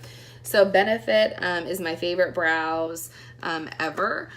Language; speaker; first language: English; native; English